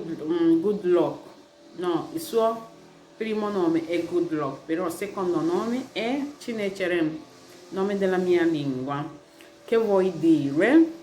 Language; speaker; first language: Italian; non-native, learner; Igbo